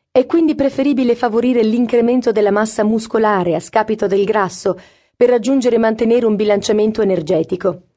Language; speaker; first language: Italian; native; Italian